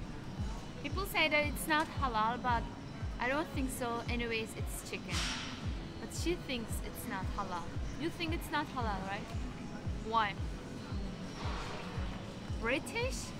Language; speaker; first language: English; non-native, learner; Uzbek